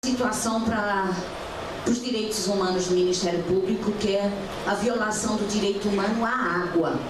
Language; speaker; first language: Portuguese; native; Portuguese